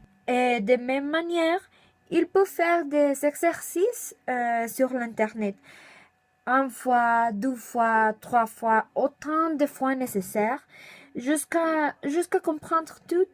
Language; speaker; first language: French; non-native, learner; Spanish